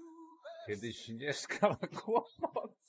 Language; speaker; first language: Polish; native; Polish